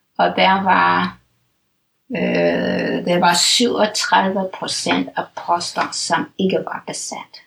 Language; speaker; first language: Danish; non-native, fluent; English